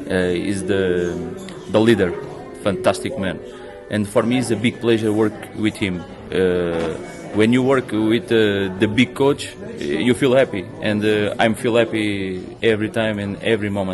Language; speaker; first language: English; non-native, learner; Portuguese